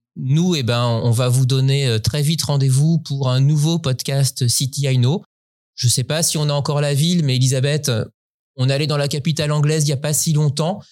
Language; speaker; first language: French; native; French